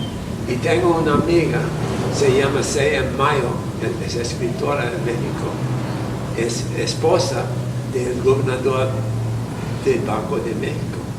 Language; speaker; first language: Spanish; non-native, fluent; English